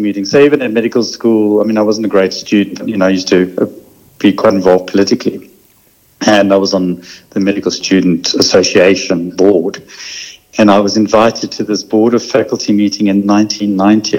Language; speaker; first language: English; native; English